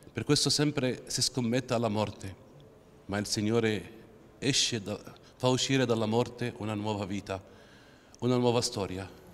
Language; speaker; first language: Italian; non-native, fluent; Arabic